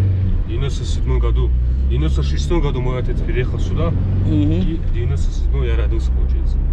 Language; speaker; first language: Russian; non-native, local second language; Avaric